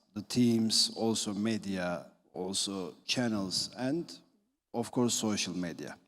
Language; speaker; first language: English; non-native, fluent; Turkish